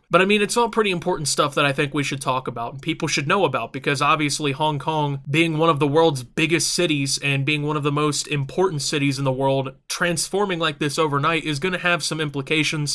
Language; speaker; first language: English; native; English